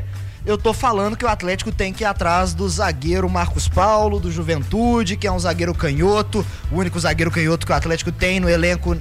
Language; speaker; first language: Portuguese; native; Portuguese